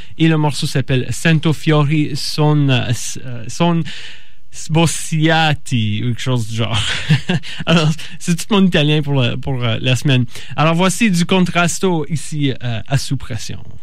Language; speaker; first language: French; native; French